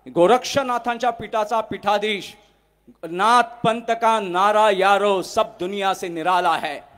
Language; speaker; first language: Hindi; non-native, local second language; Marathi